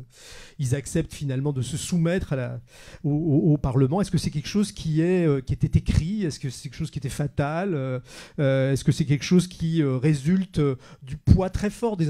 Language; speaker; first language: French; native; French